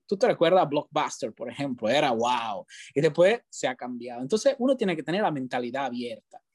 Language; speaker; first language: Spanish; non-native, fluent; Italian